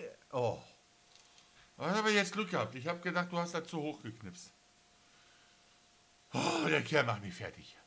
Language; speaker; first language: German; native; German